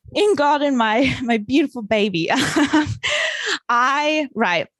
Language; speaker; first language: English; native; English